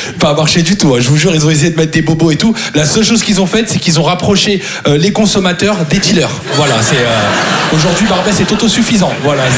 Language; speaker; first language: French; native; French